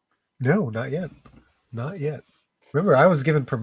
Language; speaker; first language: English; native; English